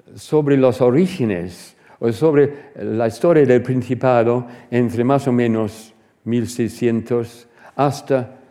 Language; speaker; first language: Spanish; non-native, fluent; English